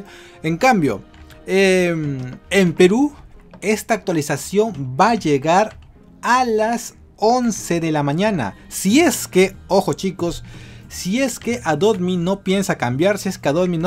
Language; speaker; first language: Spanish; native; Spanish